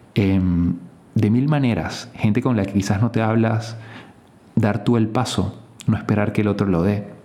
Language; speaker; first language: Spanish; native; Spanish